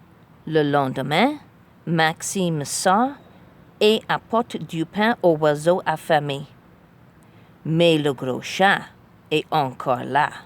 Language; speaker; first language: French; non-native, fluent; English